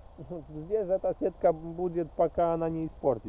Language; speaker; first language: Russian; non-native, fluent; Polish